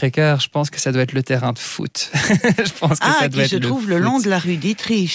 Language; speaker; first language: French; native; French